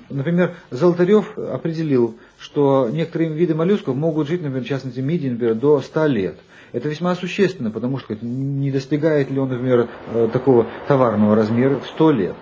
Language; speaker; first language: Russian; native; Russian